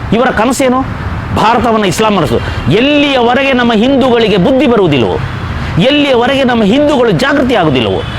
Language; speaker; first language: Kannada; non-native, local second language; Kodava